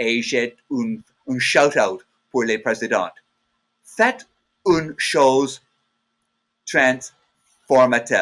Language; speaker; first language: French; non-native, learner; English